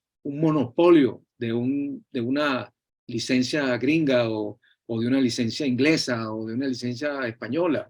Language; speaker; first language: Spanish; native; Spanish